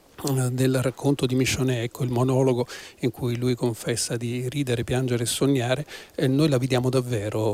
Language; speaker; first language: Italian; native; Italian